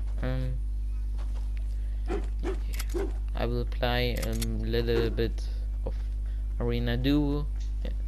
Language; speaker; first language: English; non-native, learner; German